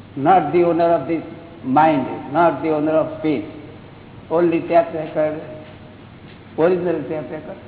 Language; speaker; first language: English; non-native, local second language; Gujarati